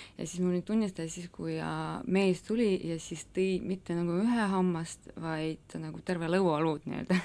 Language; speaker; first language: Estonian; non-native, local second language; Russian